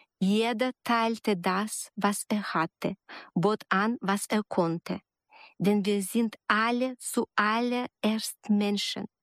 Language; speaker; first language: German; non-native, fluent; Ukrainian